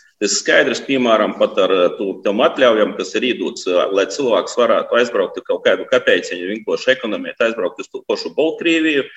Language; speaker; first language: Latvian; native; Latvian